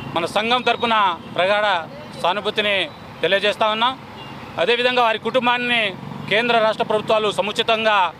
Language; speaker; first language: Telugu; non-native, local second language; Lambadi